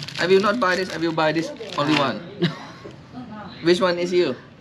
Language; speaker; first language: English; non-native, learner; Thai